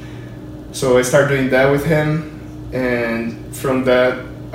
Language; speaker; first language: English; non-native, fluent; Portuguese